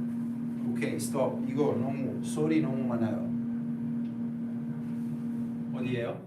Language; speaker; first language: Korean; non-native, learner; Italian